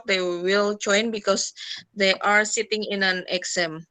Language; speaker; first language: English; non-native, fluent; Indonesian